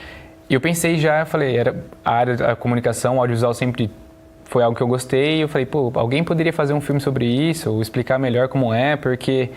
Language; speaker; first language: Portuguese; native; Portuguese